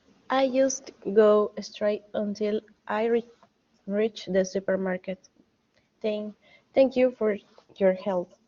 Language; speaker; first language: English; non-native, learner; Spanish